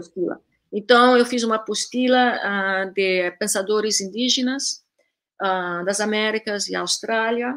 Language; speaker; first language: Portuguese; early bilingual, heritage; Portuguese